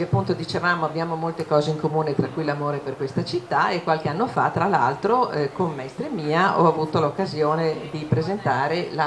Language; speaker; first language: Italian; native; Italian